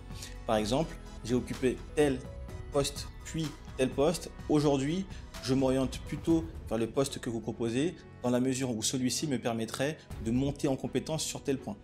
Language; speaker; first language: French; native; French